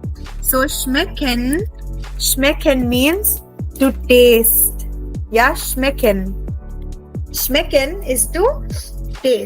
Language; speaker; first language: German; non-native, fluent; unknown